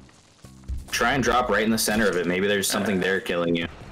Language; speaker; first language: English; native; English